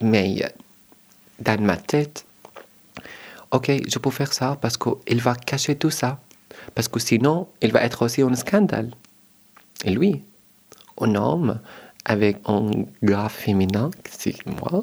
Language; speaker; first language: French; non-native, learner; Arabic